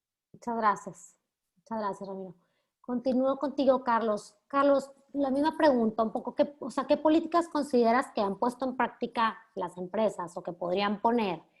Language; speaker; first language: Spanish; native; Spanish